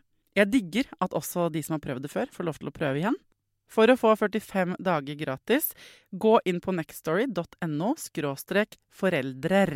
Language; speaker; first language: Norwegian; native; Norwegian